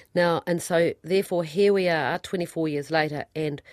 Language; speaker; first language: English; native; English